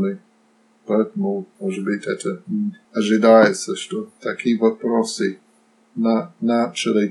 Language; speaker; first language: Russian; non-native, fluent; Slovak